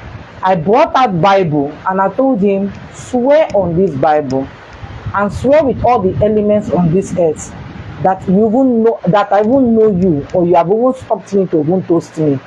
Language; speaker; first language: English; non-native, local second language; Igbo